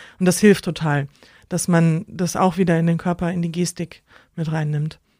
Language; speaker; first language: German; native; German